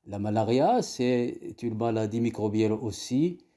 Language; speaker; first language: French; non-native, local second language; Arabic